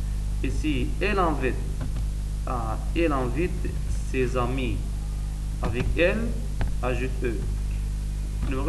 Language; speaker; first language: French; non-native, learner; Arabic